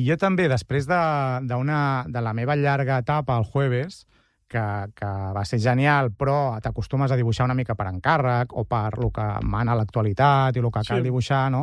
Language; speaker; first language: Catalan; native; Catalan